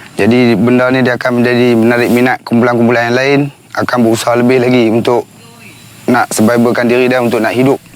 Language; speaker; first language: Malay; native; Malay